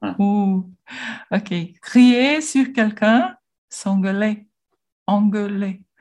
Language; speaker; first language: French; non-native, learner; Portuguese